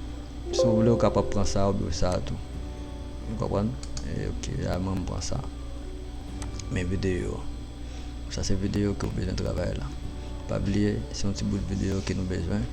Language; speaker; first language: French; non-native, learner; Haitian Creole